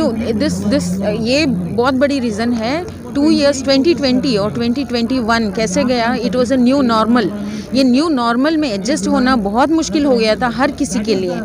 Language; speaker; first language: Hindi; non-native, local second language; Kannada